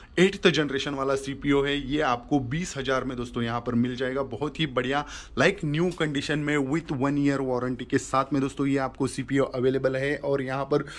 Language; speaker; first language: Hindi; non-native, local second language; Marathi